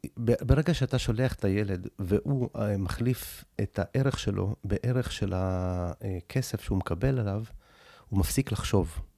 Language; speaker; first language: Hebrew; early bilingual, other home language; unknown